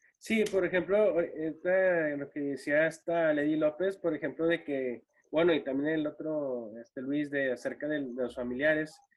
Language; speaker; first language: Spanish; native; Spanish